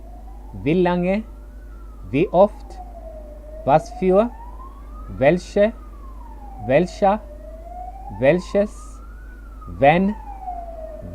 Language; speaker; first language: German; non-native, learner; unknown